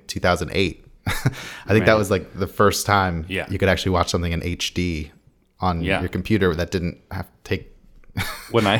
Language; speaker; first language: English; native; English